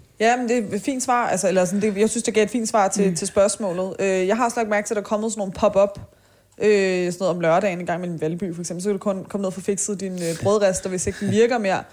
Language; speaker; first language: Danish; early bilingual, other home language; Persian